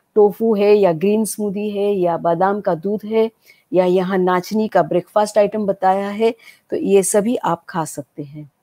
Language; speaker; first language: Hindi; non-native, local second language; Gujarati